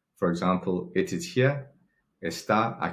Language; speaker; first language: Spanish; non-native, fluent; English